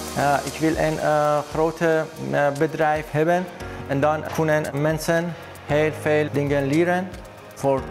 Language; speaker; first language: Dutch; non-native, learner; Persian